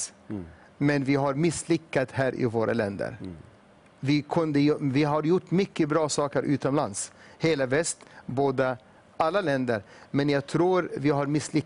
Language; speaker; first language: Swedish; non-native, fluent; Arabic